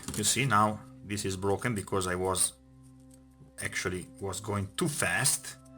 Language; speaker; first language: English; non-native, fluent; Italian